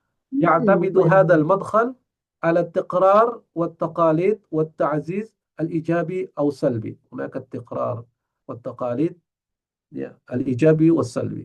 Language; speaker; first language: Arabic; non-native, fluent; Indonesian